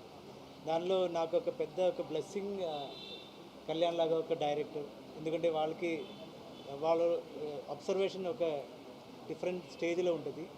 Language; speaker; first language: Telugu; non-native, fluent; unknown